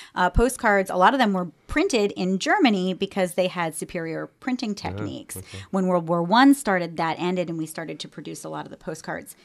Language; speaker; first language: English; native; English